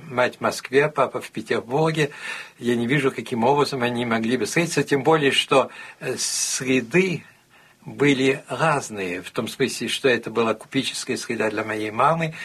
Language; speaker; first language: Russian; early bilingual, heritage; Russian